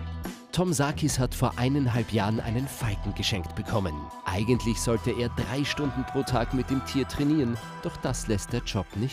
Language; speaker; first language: German; native; German